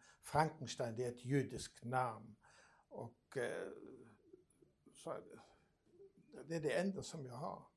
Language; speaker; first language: Swedish; non-native, fluent; German